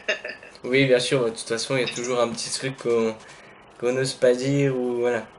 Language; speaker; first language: French; native; French